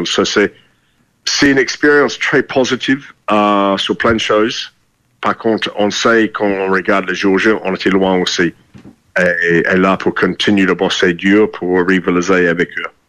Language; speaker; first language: French; non-native, fluent; English